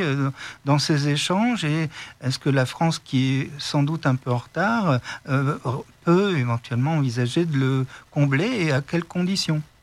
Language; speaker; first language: French; native; French